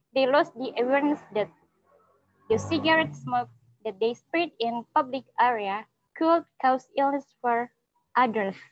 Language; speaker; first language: English; non-native, learner; Indonesian